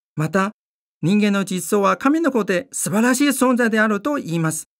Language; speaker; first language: Japanese; non-native, fluent; Chinese